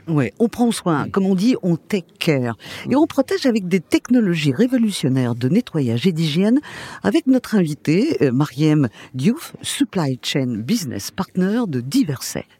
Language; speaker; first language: French; native; French